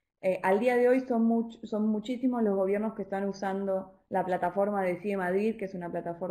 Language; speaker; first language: Spanish; native; Spanish